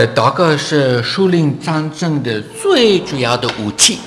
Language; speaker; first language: Chinese; non-native, fluent; English